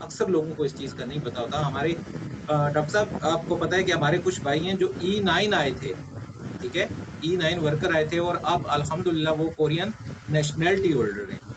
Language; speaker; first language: Urdu; non-native, local second language; Punjabi